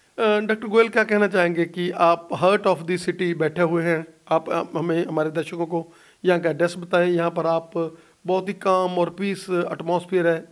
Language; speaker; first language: Hindi; non-native, local second language; Punjabi